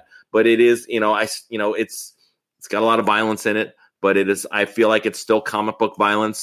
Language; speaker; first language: English; native; English